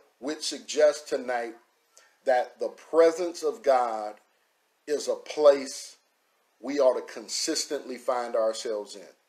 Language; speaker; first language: English; native; English